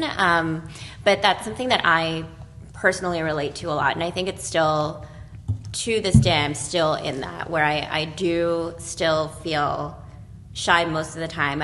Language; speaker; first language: English; non-native, local second language; Filipino